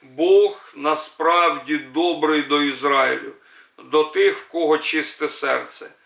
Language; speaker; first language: Ukrainian; native; Ukrainian